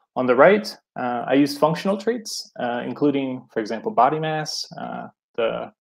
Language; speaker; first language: English; native; English